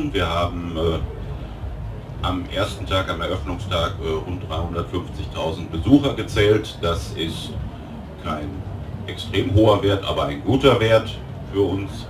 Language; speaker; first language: German; native; German